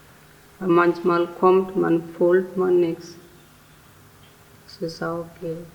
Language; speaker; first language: German; non-native, learner; Telugu